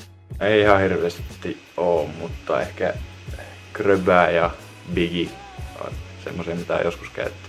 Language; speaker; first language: Finnish; native; Finnish